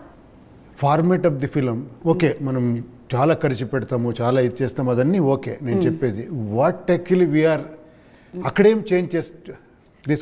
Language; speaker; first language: Telugu; non-native, local second language; Kannada